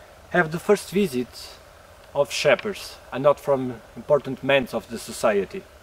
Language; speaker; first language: English; non-native, learner; Portuguese